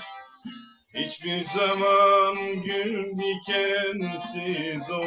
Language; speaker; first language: Turkish; native; Turkish